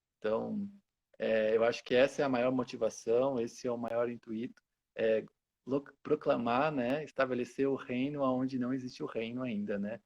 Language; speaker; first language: Portuguese; native; Portuguese